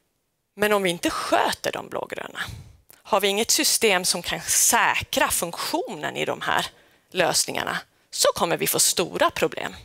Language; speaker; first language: Swedish; native; Swedish